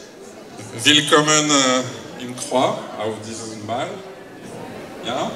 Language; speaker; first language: German; non-native, learner; French